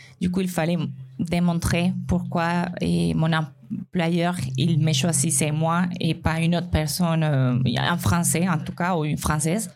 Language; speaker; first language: French; non-native, fluent; Spanish